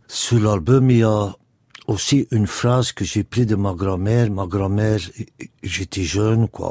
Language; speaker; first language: French; non-native, local second language; Dutch